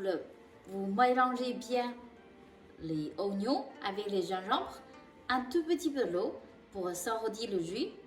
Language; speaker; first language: French; non-native, local second language; Chinese